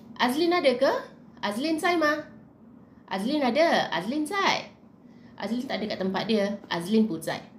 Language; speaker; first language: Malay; native; Malay